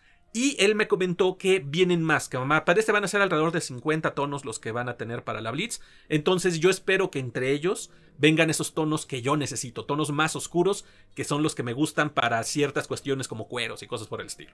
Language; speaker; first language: Spanish; native; Spanish